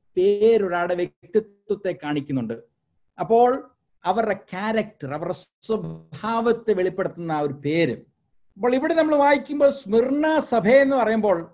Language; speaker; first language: Malayalam; early bilingual, heritage; Malayalam